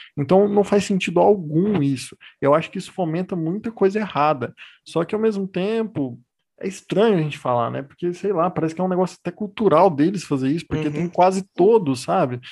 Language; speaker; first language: Portuguese; native; Portuguese